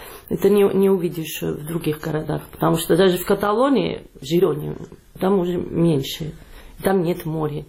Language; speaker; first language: Russian; non-native, fluent; Catalan